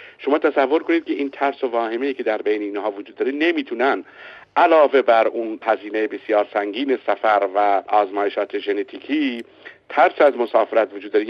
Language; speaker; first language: Persian; non-native, local second language; Baluchi